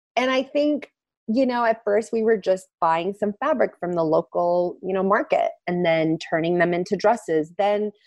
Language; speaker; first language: English; early bilingual, other home language; Turkish